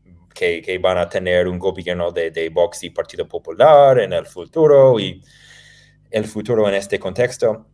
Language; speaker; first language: Spanish; non-native, fluent; English